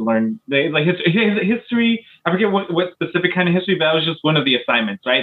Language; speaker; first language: English; native; English